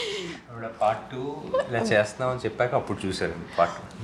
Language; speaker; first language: Telugu; native; Telugu